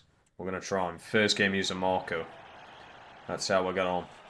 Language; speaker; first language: English; native; English